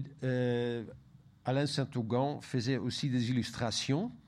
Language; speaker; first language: French; non-native, fluent; Dutch